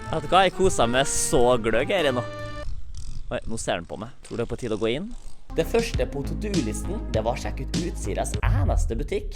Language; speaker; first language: Norwegian; native; Norwegian